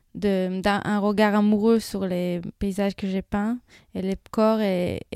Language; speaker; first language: French; non-native, fluent; Hebrew